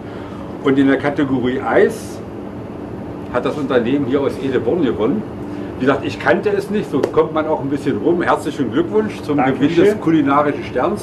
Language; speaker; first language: German; native; German